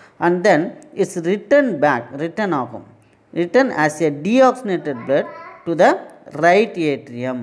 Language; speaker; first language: English; non-native, local second language; Tamil